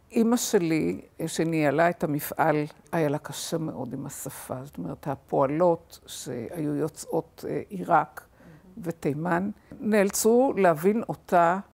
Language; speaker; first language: Hebrew; early bilingual, other home language; German